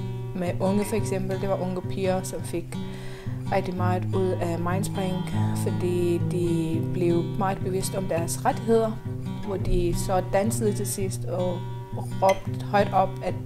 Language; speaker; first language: Danish; non-native, fluent; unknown